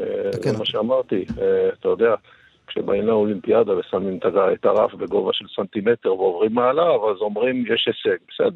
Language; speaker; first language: Hebrew; native; Hebrew